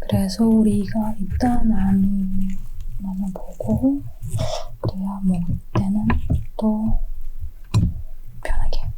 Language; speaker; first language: Korean; non-native, fluent; Indonesian